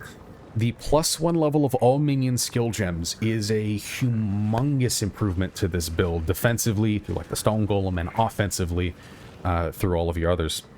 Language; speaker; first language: English; native; English